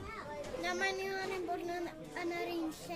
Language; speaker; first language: Welsh; non-native, local second language; English